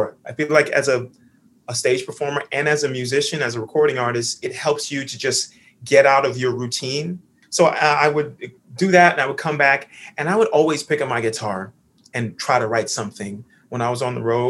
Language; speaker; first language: English; native; English